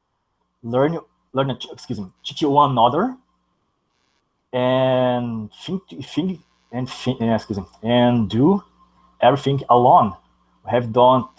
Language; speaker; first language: English; non-native, learner; Portuguese